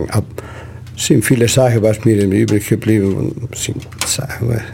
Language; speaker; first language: German; non-native, learner; Spanish